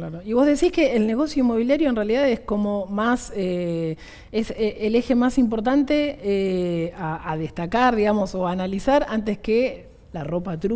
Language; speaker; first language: Spanish; native; Spanish